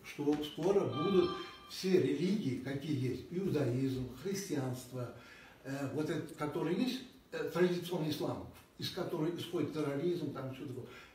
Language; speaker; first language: Russian; non-native, local second language; Uzbek